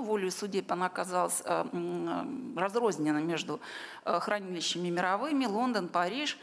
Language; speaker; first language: Russian; native; Russian